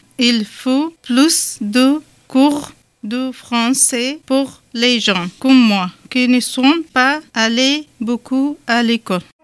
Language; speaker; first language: French; non-native, learner; Persian